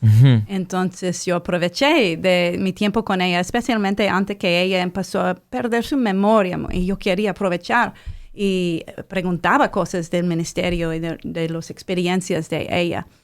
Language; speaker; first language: Spanish; non-native, fluent; English